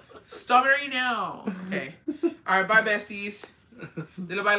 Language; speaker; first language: English; early bilingual, other home language; Spanish